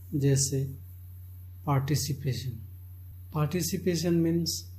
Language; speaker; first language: Hindi; non-native, local second language; Chakma